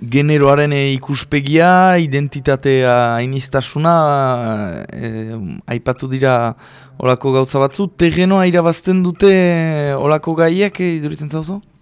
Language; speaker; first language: Basque; native; Basque